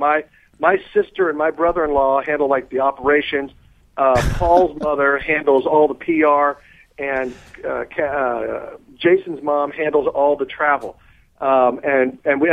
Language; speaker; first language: English; native; English